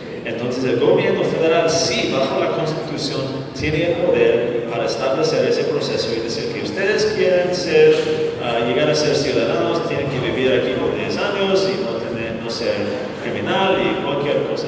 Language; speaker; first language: Spanish; non-native, fluent; English